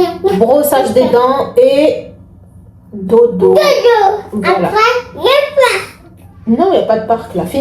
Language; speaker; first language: French; native; French